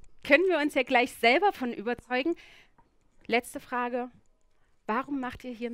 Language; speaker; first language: German; native; German